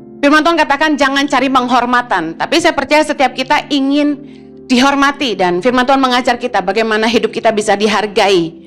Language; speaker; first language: Indonesian; native; Indonesian